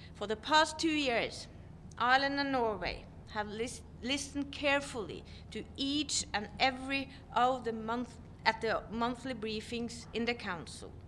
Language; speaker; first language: English; non-native, fluent; Norwegian